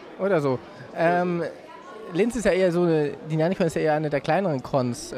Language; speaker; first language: German; native; German